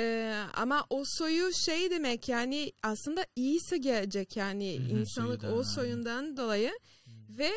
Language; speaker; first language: Turkish; non-native, fluent; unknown